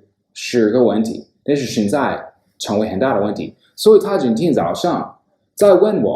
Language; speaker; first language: Chinese; non-native, fluent; English